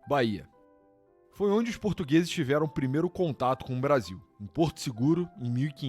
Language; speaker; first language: Portuguese; native; Portuguese